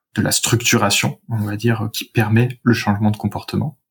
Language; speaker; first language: French; native; French